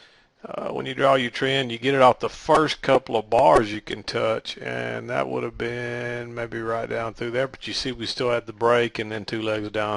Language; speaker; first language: English; native; English